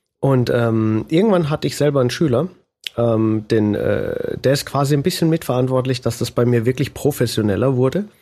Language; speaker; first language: German; native; German